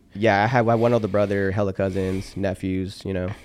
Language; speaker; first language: English; early bilingual, other home language; Polish